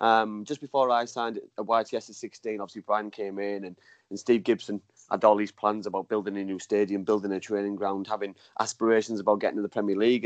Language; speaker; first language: English; native; English